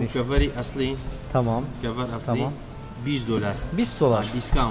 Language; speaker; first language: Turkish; non-native, learner; Central Kurdish